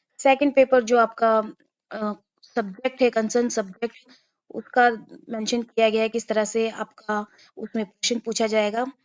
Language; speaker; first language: Hindi; native; Hindi